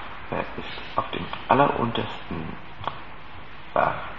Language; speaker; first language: German; native; German